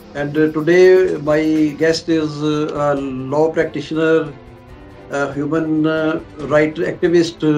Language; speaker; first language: English; non-native, local second language; Urdu